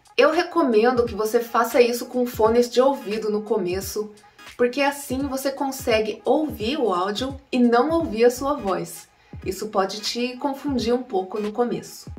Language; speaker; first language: Portuguese; native; Portuguese